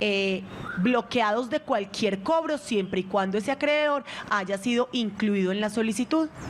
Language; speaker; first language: Spanish; native; Spanish